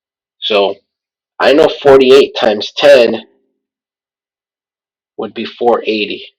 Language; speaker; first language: English; native; English